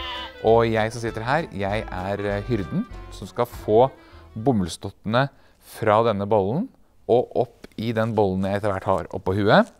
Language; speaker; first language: Norwegian; native; Norwegian